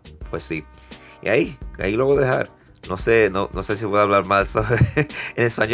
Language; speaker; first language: Spanish; early bilingual, heritage; Spanish